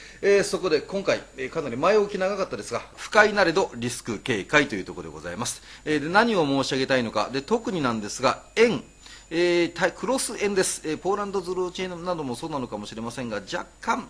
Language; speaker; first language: Japanese; native; Japanese